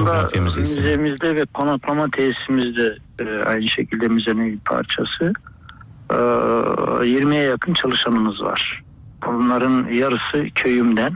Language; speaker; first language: Turkish; native; Turkish